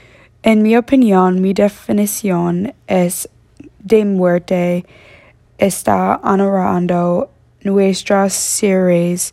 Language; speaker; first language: Spanish; non-native, learner; English